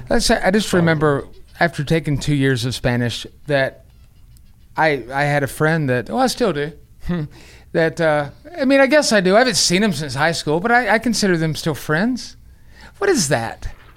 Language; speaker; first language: English; native; English